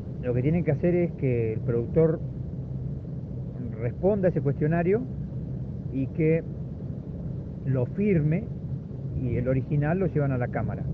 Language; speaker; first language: Spanish; native; Spanish